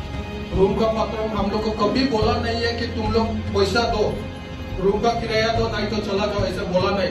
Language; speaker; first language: Hindi; non-native, local second language; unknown